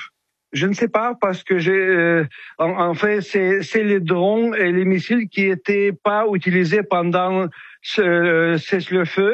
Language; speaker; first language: French; non-native, fluent; Ukrainian